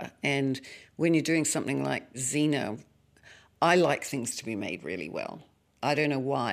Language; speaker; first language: English; native; English